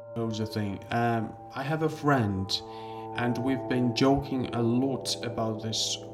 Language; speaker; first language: English; non-native, fluent; Georgian